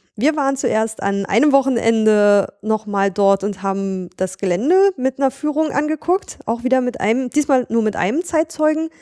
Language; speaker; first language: German; native; German